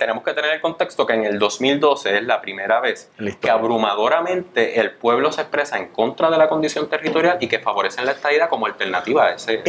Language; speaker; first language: Spanish; native; Spanish